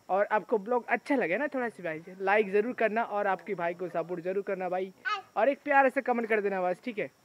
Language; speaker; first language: Hindi; non-native, local second language; Bangla